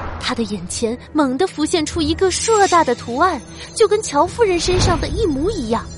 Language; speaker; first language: Chinese; native; Chinese